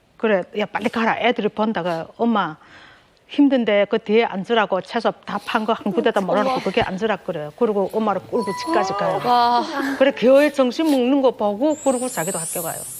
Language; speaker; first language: Korean; native; Korean